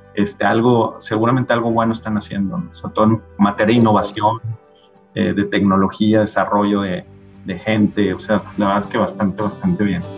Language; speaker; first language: Spanish; native; Spanish